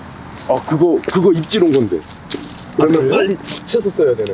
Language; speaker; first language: Korean; native; Korean